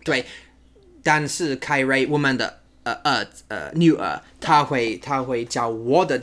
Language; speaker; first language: Chinese; non-native, learner; English